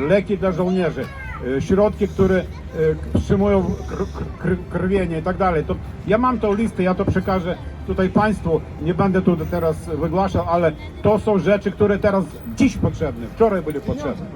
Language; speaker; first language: Polish; non-native, fluent; Ukrainian